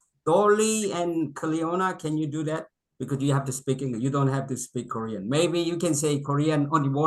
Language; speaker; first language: English; non-native, local second language; Korean